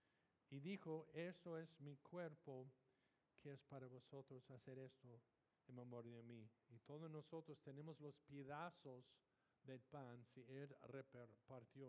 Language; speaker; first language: Spanish; non-native, fluent; English